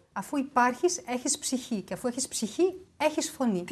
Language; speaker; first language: Greek; early bilingual, heritage; Greek